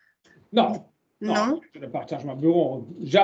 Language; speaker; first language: French; non-native, learner; German